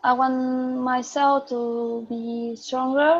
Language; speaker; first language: English; non-native, learner; Vietnamese